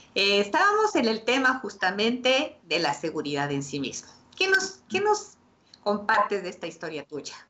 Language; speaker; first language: Spanish; native; Spanish